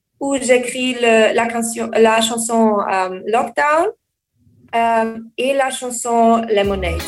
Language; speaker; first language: French; non-native, learner; German